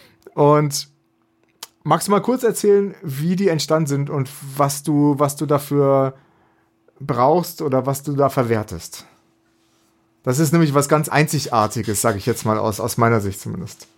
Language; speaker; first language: German; native; German